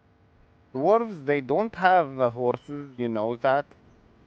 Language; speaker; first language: English; non-native, fluent; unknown